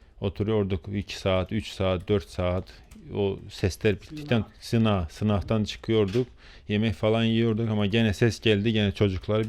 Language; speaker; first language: Turkish; non-native, fluent; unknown